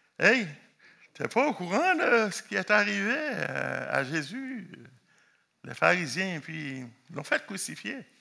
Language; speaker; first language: French; non-native, local second language; Haitian Creole